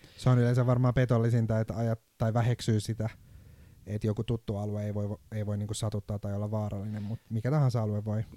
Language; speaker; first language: Finnish; non-native, fluent; Turkish